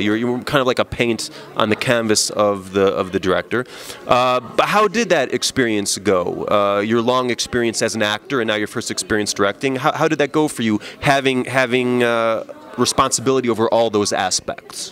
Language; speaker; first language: English; early bilingual, other home language; Italian